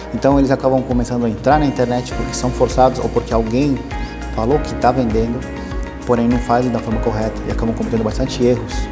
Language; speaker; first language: Portuguese; early bilingual, other home language; Spanish